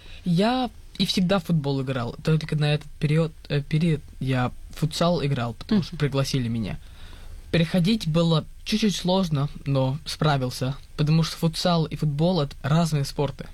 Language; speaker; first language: Russian; early bilingual, heritage; Russian